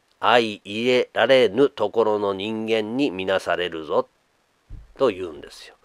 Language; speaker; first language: Japanese; native; Japanese